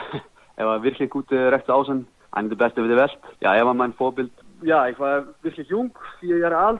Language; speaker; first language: German; non-native, learner; Icelandic